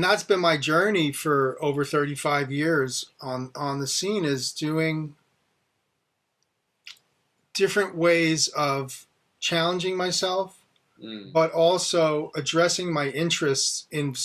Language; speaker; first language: English; native; English